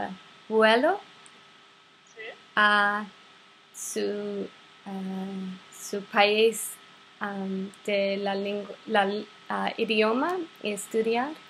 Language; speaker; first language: Spanish; non-native, learner; English